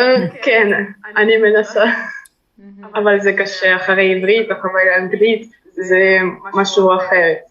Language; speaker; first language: Hebrew; non-native, learner; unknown